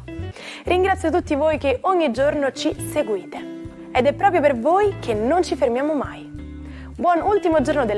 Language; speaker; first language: Italian; native; Italian